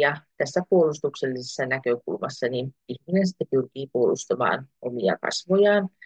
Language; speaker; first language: Finnish; native; Finnish